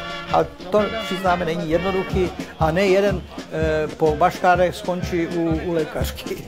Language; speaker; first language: Czech; early bilingual, heritage; Czech